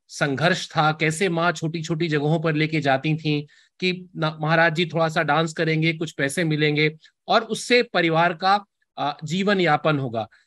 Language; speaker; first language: Hindi; native; Hindi